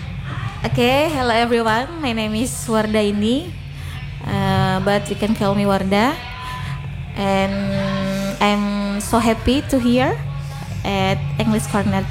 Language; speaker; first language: English; non-native, learner; Indonesian